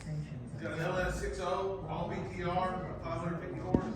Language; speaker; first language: English; native; English